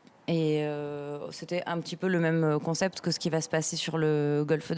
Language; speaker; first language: French; native; French